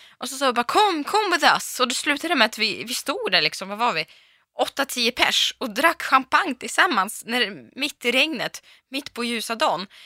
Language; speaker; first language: Swedish; early bilingual, other home language; Russian